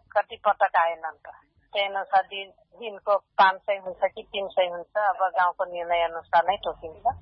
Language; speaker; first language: Nepali; non-native, local second language; Dangaura Tharu